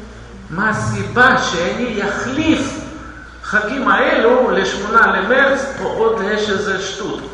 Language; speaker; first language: Hebrew; non-native, fluent; Russian